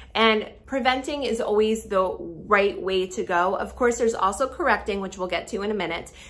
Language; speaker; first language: English; native; English